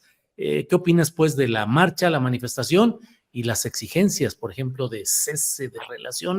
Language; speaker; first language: Spanish; native; Spanish